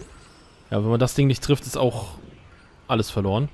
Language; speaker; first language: German; native; German